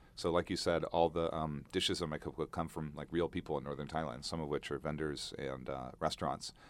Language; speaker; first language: English; native; English